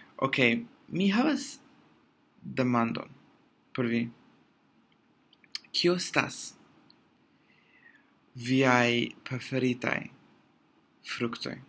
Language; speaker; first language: Esperanto; non-native, learner; English